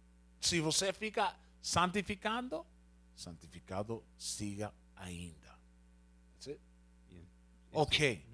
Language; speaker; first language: Portuguese; non-native, learner; Spanish